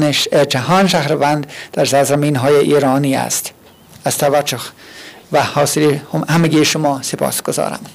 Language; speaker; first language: Persian; non-native, fluent; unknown